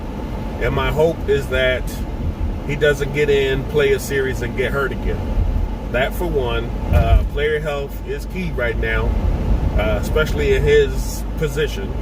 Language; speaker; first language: English; native; English